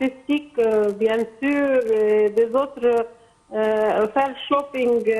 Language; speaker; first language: French; non-native, fluent; Arabic